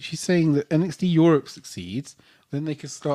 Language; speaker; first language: English; native; English